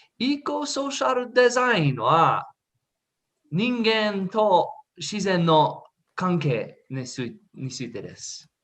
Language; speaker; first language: Japanese; non-native, learner; English